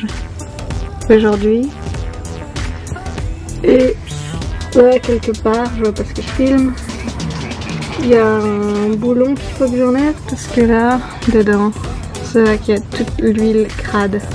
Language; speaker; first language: French; native; French